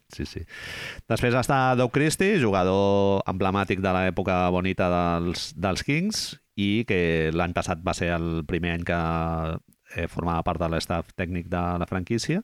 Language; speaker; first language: Catalan; native; Catalan